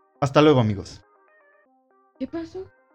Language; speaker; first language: Spanish; native; Spanish